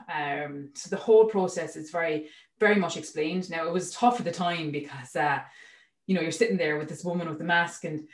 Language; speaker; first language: English; native; English